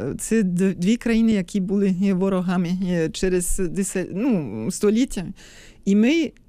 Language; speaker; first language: Ukrainian; non-native, fluent; German